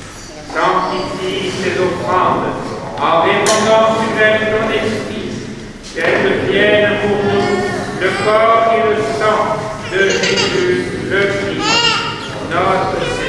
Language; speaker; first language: French; native; French